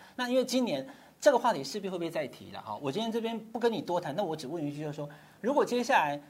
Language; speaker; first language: Chinese; native; Chinese